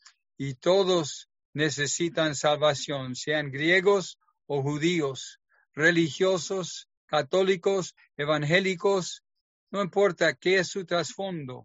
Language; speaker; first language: Spanish; non-native, fluent; English